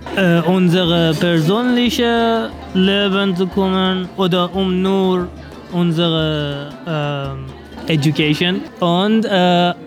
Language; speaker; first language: German; non-native, learner; Persian